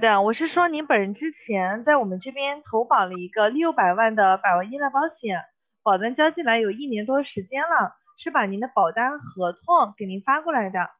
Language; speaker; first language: Chinese; native; Chinese